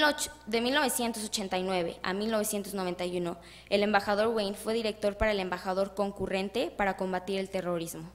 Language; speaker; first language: Spanish; native; Spanish